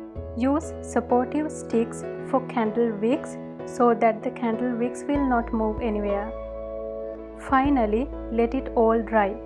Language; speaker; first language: English; non-native, fluent; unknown